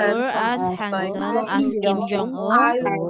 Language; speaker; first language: English; non-native, learner; Indonesian